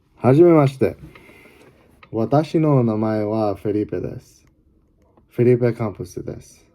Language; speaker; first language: Japanese; non-native, learner; English